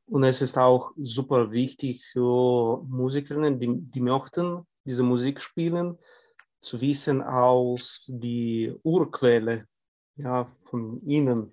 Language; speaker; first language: German; non-native, fluent; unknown